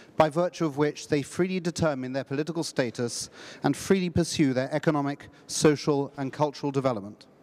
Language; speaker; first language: English; native; English